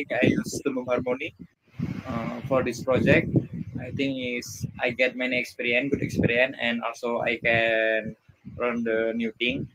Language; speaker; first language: English; non-native, learner; Indonesian